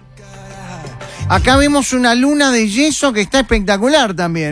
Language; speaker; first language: Spanish; native; Spanish